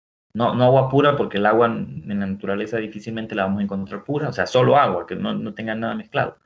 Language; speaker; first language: Spanish; native; Spanish